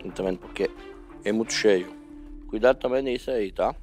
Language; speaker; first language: Portuguese; non-native, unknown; French